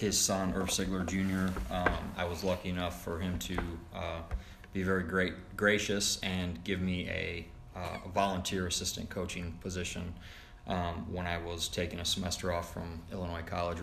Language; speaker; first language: English; native; English